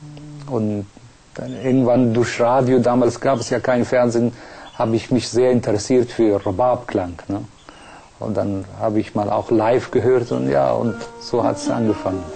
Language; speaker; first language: German; non-native, fluent; Persian